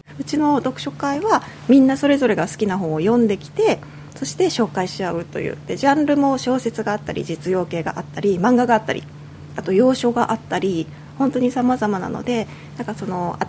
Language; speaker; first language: Japanese; native; Japanese